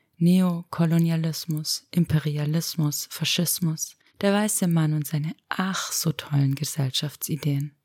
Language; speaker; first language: German; early bilingual, other home language; Romanian